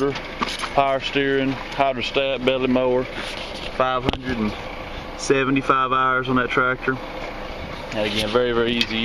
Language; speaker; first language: English; native; English